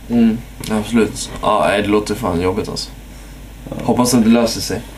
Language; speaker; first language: Swedish; native; Swedish